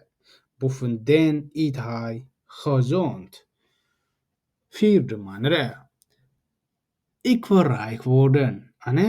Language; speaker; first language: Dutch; non-native, fluent; Tigrinya